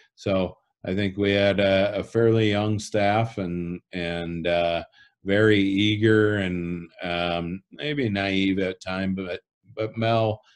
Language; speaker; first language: English; native; English